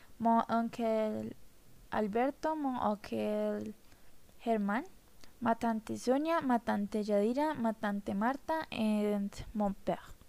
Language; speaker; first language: French; non-native, learner; Spanish